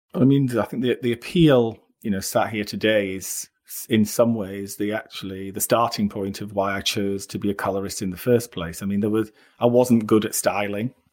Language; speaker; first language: English; native; English